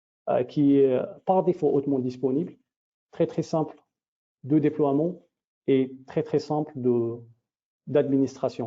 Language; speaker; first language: French; native; French